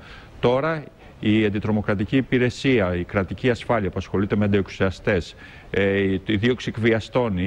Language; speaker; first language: Greek; native; Greek